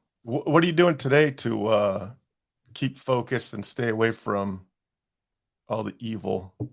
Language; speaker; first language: English; native; English